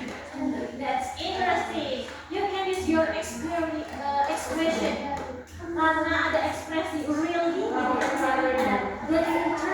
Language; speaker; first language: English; non-native, learner; Indonesian